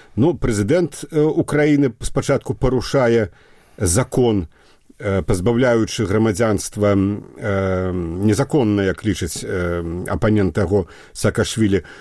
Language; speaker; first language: Belarusian; native; Belarusian